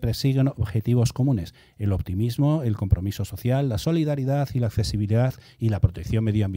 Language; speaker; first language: Spanish; native; Spanish